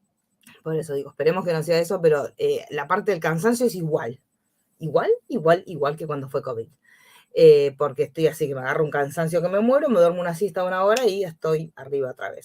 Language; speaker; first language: Spanish; native; Spanish